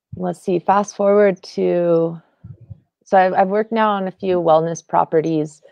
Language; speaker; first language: English; native; English